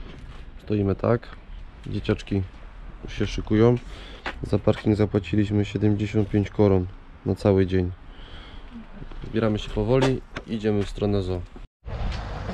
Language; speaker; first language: Polish; native; Polish